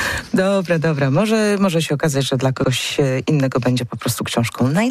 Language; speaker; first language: Polish; native; Polish